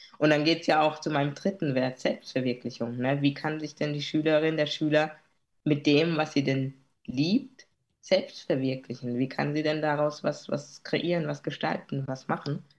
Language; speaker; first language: German; native; German